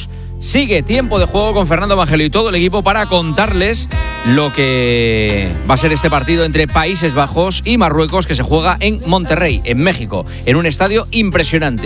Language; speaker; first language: Spanish; native; Spanish